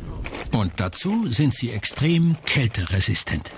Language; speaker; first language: German; native; German